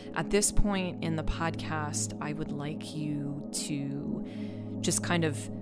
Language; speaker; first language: English; native; English